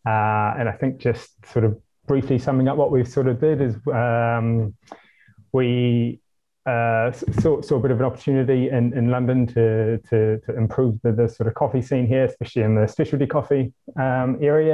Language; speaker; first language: English; native; English